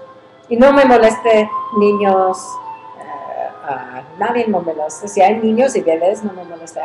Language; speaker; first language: Spanish; early bilingual, heritage; English